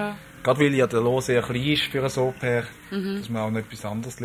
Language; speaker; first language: German; native; German